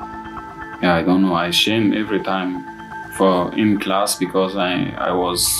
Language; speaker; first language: English; non-native, learner; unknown